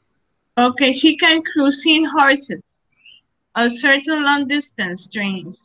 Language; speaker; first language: English; non-native, learner; Spanish